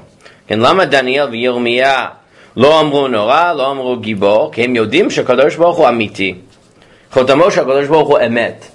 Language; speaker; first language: Hebrew; non-native, fluent; English